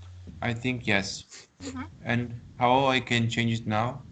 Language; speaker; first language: English; non-native, learner; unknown